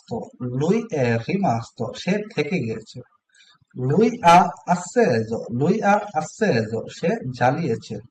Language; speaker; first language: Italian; non-native, learner; Bangla